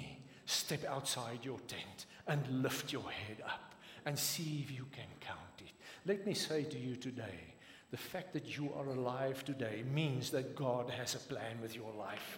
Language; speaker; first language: English; non-native, local second language; Afrikaans